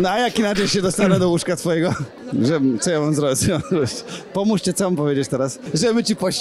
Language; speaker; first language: Polish; native; Polish